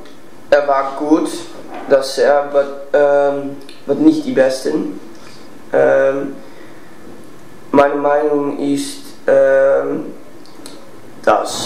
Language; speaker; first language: German; non-native, learner; Dutch